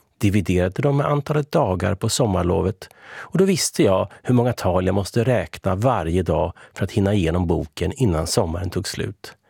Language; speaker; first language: Swedish; early bilingual, other home language; Hungarian